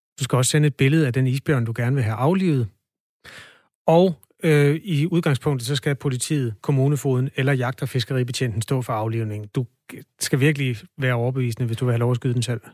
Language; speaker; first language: Danish; native; Danish